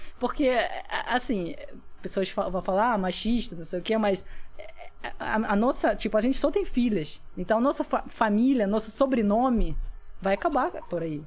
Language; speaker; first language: Portuguese; non-native, fluent; Russian